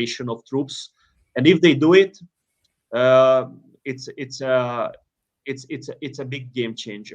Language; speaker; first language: English; non-native, fluent; Hungarian